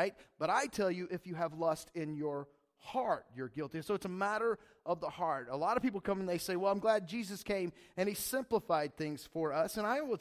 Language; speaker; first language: English; native; English